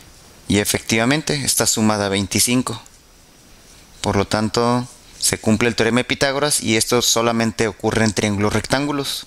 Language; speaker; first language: Spanish; native; Spanish